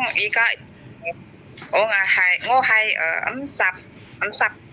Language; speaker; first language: Chinese; non-native, learner; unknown